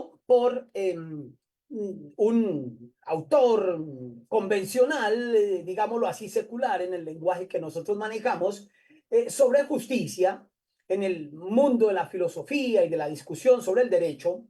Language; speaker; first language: Spanish; native; Spanish